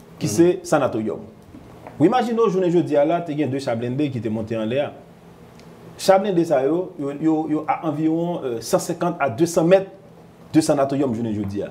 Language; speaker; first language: Haitian Creole; native; Haitian Creole